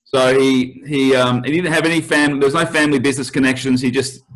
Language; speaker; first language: English; native; English